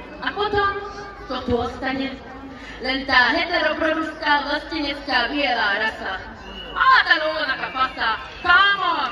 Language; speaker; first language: Slovak; non-native, local second language; Hungarian